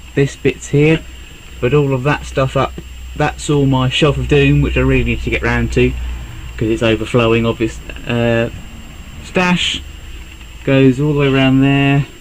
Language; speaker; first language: English; native; English